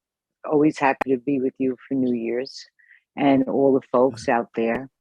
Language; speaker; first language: English; native; English